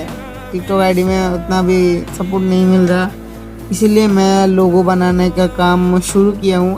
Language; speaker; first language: Hindi; non-native, fluent; Bangla